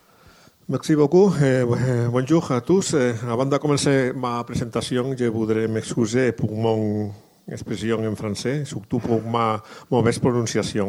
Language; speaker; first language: French; non-native, learner; Catalan